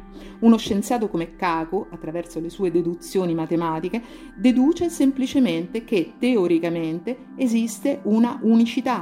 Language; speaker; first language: Italian; native; Italian